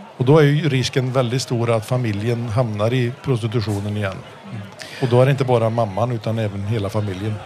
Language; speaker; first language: Swedish; early bilingual, heritage; Swedish